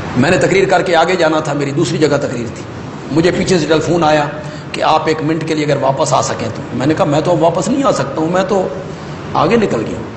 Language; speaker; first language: Urdu; non-native, local second language; Punjabi